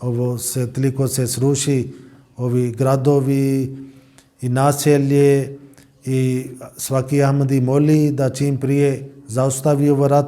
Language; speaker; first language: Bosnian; non-native, learner; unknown